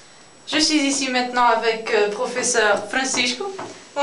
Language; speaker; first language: French; non-native, learner; Portuguese